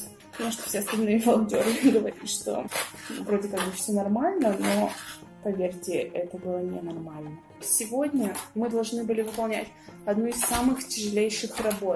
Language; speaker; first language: Russian; native; Russian